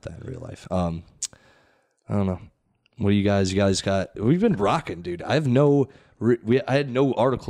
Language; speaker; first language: English; native; English